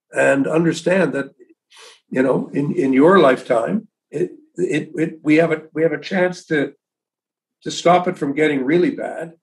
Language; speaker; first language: English; native; English